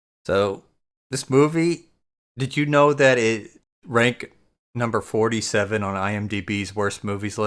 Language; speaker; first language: English; native; English